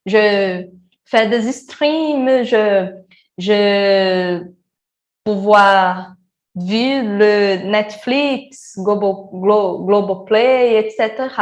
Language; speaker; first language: French; non-native, learner; Portuguese